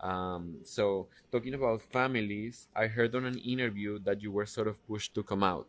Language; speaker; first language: English; non-native, fluent; Spanish